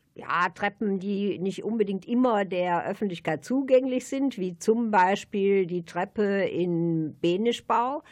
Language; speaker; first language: German; native; German